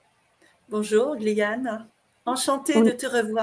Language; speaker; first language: French; native; French